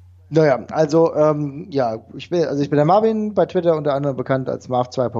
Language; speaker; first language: German; native; German